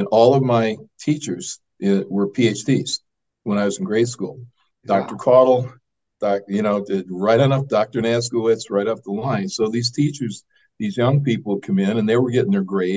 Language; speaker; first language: English; native; English